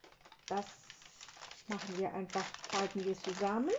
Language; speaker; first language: German; non-native, learner; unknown